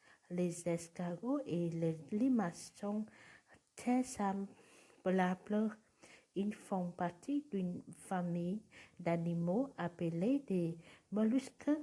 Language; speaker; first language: French; non-native, learner; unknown